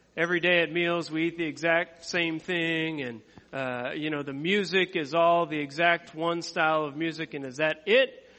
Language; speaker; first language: English; native; English